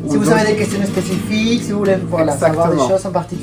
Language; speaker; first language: French; non-native, fluent; Spanish